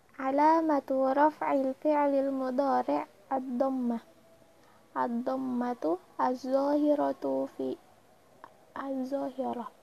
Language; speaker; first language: Arabic; non-native, learner; Indonesian